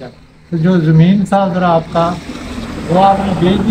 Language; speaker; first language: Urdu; non-native, local second language; Punjabi